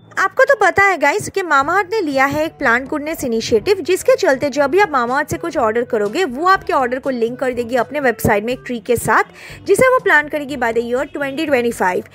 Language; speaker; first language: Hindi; non-native, local second language; Bangla